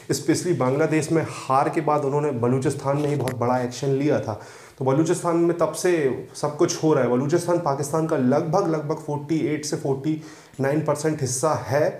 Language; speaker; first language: Hindi; native; Hindi